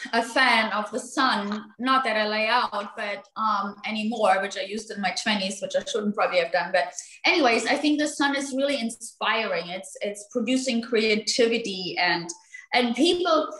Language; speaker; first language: English; non-native, fluent; German